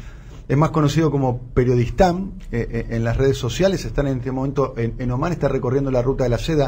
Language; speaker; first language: Spanish; native; Spanish